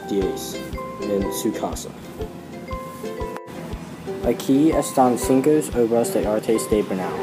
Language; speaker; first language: Spanish; non-native, learner; English